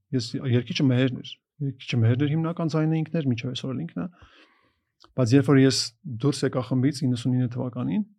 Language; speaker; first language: Armenian; native; Armenian